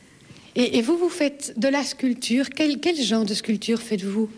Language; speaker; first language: French; native; French